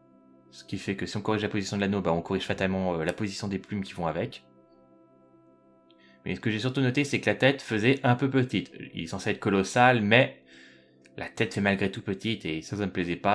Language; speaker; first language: French; native; French